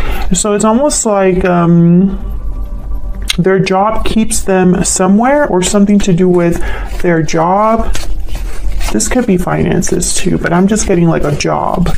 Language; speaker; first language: English; native; English